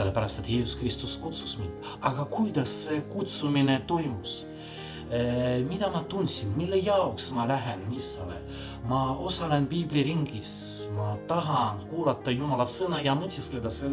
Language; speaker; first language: Estonian; non-native, fluent; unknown